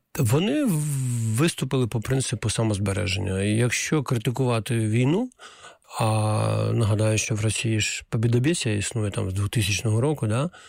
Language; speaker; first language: Ukrainian; non-native, local second language; Russian